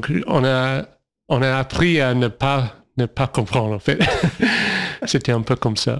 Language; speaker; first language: French; non-native, fluent; English